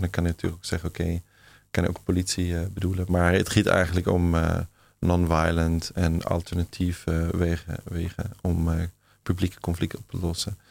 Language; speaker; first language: Dutch; non-native, fluent; German